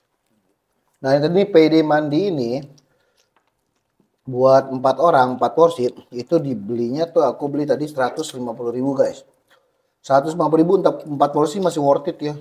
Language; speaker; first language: Indonesian; native; Indonesian